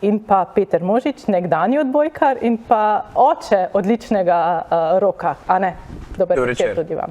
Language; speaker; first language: Slovenian; native; Slovenian